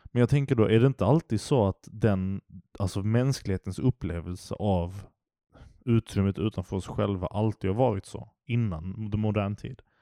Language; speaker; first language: Swedish; early bilingual, other home language; Turkish